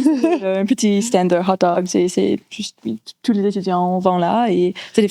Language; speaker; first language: French; non-native, local second language; English